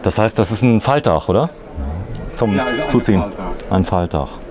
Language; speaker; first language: German; native; German